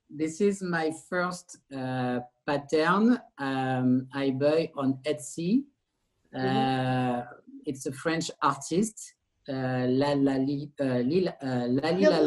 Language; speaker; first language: English; non-native, learner; French